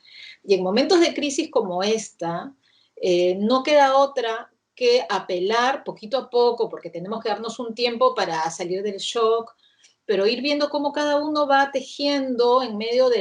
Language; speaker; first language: Spanish; native; Spanish